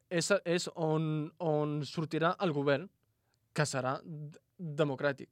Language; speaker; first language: Catalan; non-native, fluent; Arabic